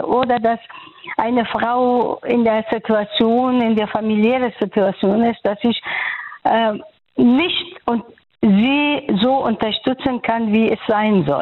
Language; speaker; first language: German; non-native, fluent; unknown